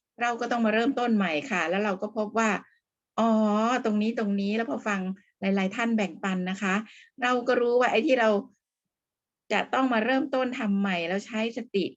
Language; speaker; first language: Thai; native; Thai